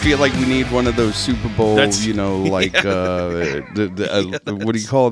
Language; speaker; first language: English; native; English